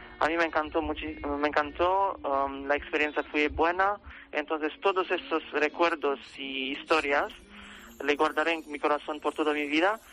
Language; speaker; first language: Spanish; non-native, fluent; English